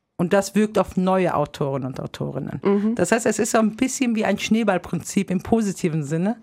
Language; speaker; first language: German; native; German